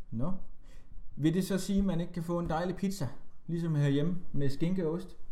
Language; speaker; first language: Danish; native; Danish